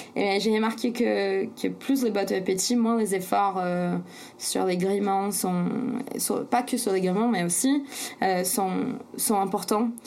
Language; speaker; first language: French; non-native, fluent; Portuguese